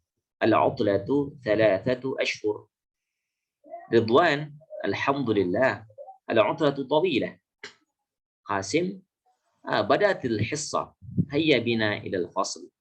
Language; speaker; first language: Arabic; non-native, fluent; Indonesian